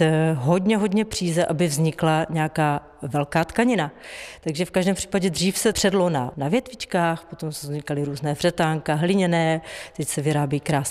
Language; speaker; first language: Czech; native; Czech